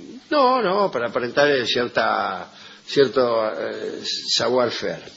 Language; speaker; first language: Spanish; native; Spanish